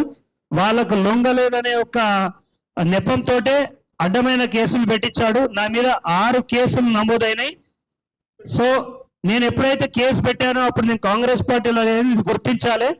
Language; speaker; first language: Telugu; native; Telugu